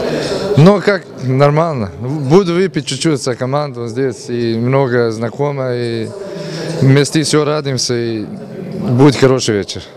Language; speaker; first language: Russian; non-native, learner; Serbian